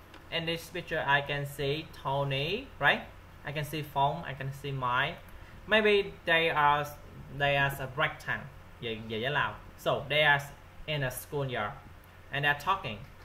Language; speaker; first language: English; non-native, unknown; Vietnamese